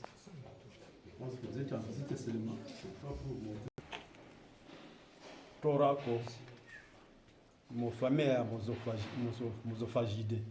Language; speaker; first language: French; non-native, local second language; Swahili